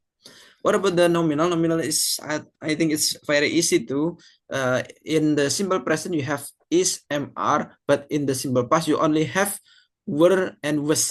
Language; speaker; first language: English; non-native, fluent; Indonesian